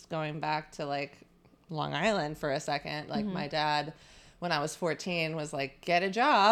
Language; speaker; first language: English; native; English